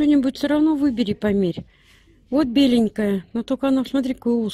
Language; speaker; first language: Russian; native; Russian